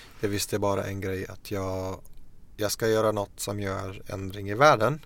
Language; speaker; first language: Swedish; non-native, fluent; Arabic